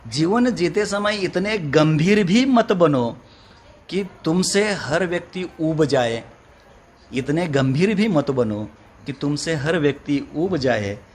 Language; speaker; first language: Hindi; non-native, local second language; Marathi